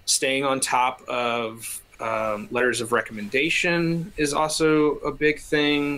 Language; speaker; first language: English; native; English